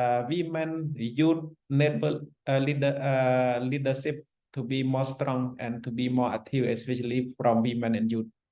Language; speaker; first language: English; non-native, fluent; Khmer